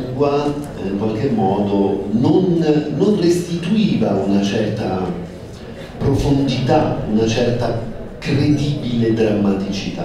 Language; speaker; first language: Italian; native; Italian